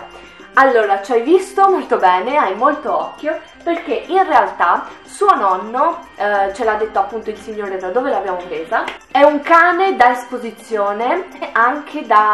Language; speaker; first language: Italian; native; Italian